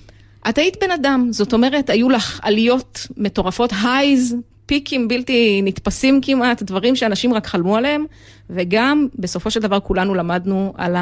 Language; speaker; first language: Hebrew; native; Hebrew